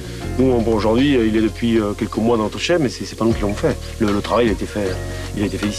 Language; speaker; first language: French; native; French